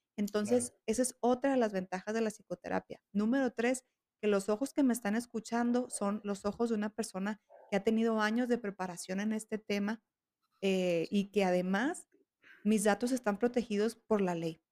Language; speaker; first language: Spanish; native; Spanish